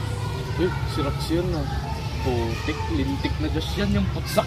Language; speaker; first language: Filipino; native; Filipino